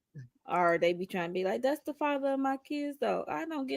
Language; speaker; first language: English; native; English